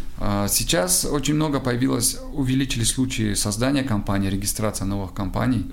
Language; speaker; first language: Russian; non-native, local second language; Tajik